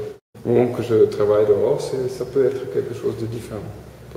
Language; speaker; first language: French; non-native, fluent; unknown